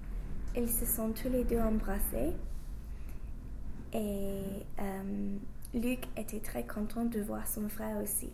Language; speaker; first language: French; non-native, fluent; English